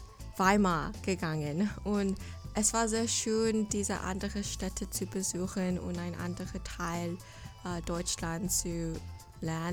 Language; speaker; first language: German; non-native, fluent; English